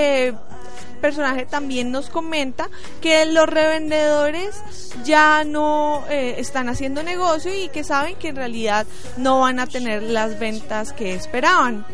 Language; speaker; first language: Spanish; native; Spanish